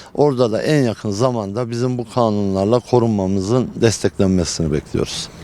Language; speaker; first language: Turkish; native; Turkish